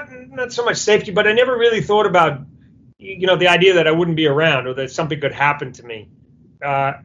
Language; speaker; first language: English; native; English